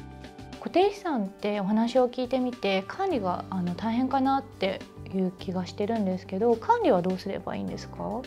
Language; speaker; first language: Japanese; native; Japanese